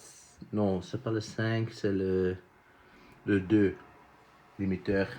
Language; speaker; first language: French; non-native, fluent; Dutch